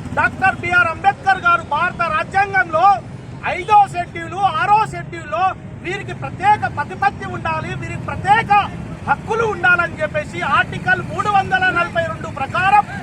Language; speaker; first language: Telugu; non-native, local second language; Lambadi